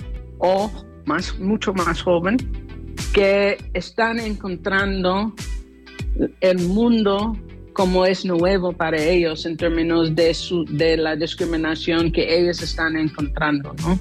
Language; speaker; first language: Spanish; non-native, fluent; English